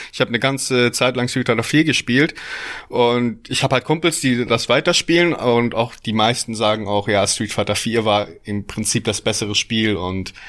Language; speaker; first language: German; native; German